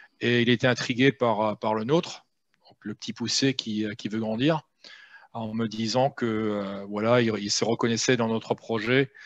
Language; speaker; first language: French; native; French